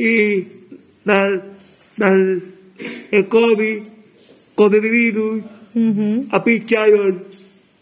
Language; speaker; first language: Spanish; non-native, local second language; Catalan